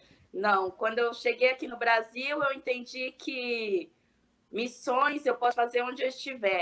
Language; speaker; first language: Portuguese; early bilingual, heritage; Portuguese